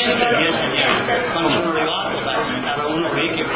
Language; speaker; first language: Italian; non-native, local second language; Friulian